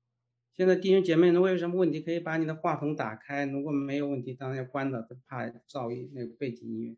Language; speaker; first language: Chinese; native; Chinese